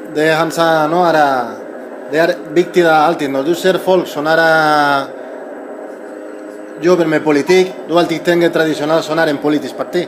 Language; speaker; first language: Norwegian; non-native, learner; Spanish